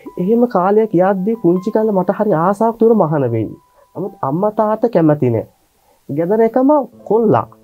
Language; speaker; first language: Sinhala; non-native, fluent; Bangla